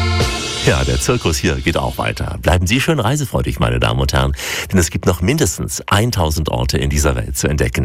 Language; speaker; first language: German; native; German